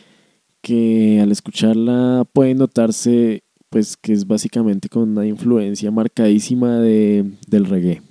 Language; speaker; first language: Spanish; native; Spanish